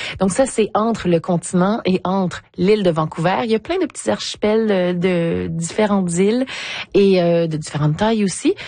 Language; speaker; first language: French; native; French